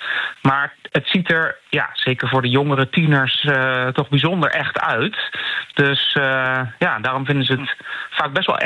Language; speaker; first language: Dutch; native; Dutch